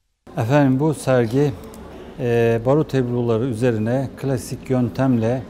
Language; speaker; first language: Turkish; native; Turkish